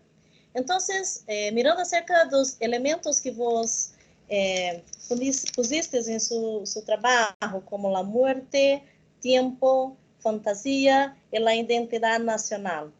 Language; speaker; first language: Spanish; non-native, learner; Portuguese